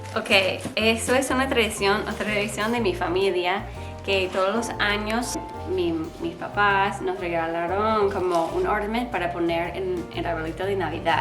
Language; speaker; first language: Spanish; non-native, learner; English